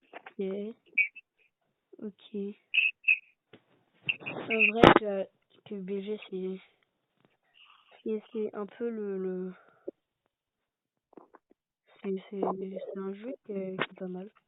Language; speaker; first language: French; native; French